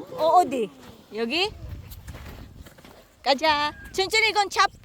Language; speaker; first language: Korean; non-native, learner; Filipino